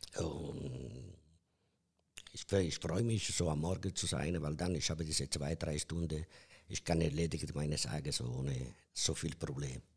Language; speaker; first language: German; non-native, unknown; Italian